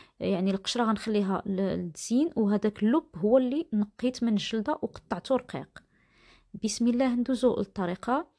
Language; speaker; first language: Arabic; native; Arabic